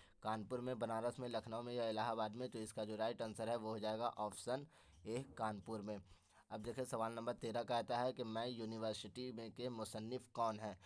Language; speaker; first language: Urdu; native; Urdu